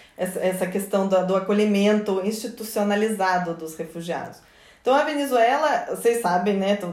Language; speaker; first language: Portuguese; non-native, fluent; Russian